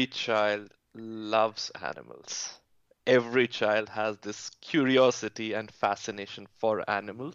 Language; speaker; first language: English; non-native, local second language; Hindi